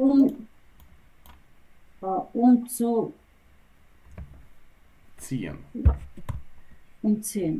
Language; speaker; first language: German; non-native, learner; Ukrainian